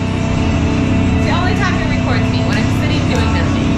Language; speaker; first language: English; native; English